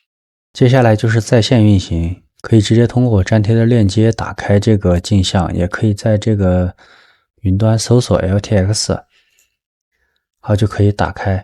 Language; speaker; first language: Chinese; native; Chinese